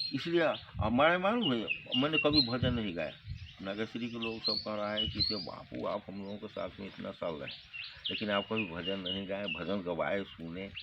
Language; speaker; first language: Hindi; non-native, local second language; Gujarati